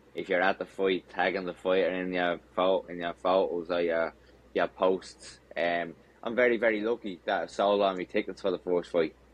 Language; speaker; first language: English; native; English